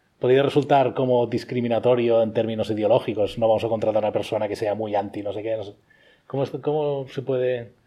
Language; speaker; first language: Spanish; non-native, local second language; Catalan